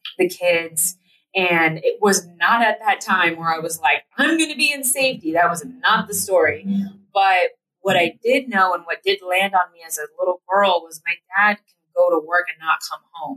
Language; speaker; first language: English; native; English